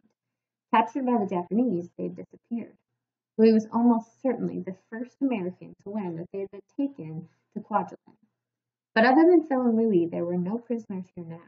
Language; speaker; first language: English; native; English